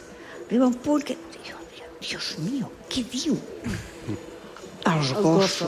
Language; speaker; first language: Catalan; non-native, local second language; Spanish